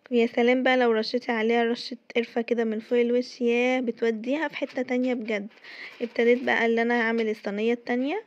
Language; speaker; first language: Arabic; native; Arabic